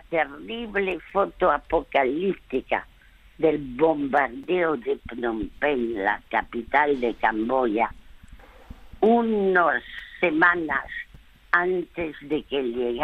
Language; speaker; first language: Spanish; early bilingual, other home language; French